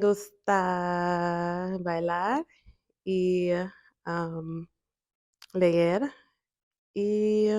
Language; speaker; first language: Spanish; non-native, learner; English